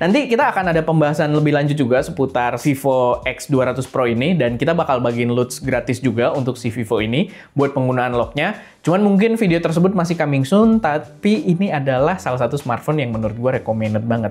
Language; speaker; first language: Indonesian; native; Indonesian